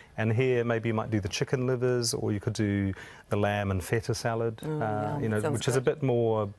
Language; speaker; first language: English; native; English